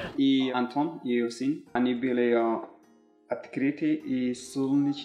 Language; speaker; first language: Russian; non-native, learner; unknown